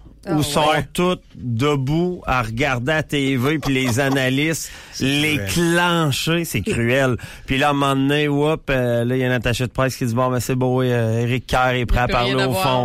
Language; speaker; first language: French; native; French